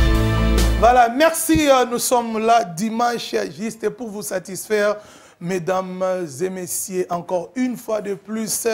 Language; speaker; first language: French; non-native, local second language; Lingala